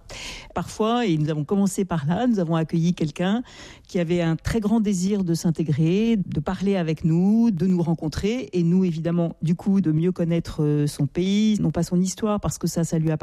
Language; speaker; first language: French; native; French